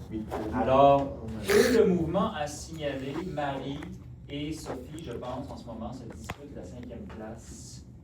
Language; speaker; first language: French; native; French